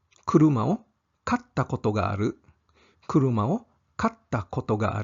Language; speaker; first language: Japanese; non-native, fluent; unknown